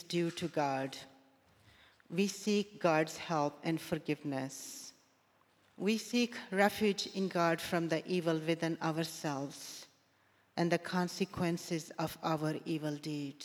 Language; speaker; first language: English; non-native, local second language; Punjabi